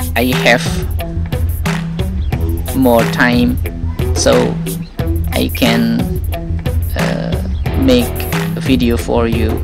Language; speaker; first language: English; non-native, learner; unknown